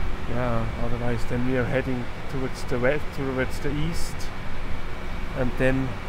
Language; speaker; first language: English; non-native, fluent; German